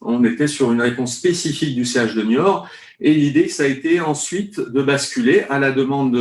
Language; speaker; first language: French; native; French